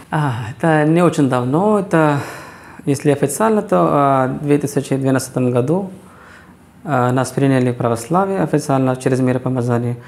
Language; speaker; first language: Russian; non-native, fluent; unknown